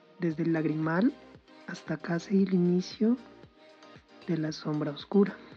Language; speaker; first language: Spanish; native; Spanish